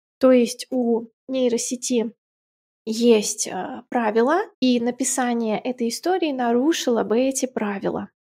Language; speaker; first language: Russian; native; Russian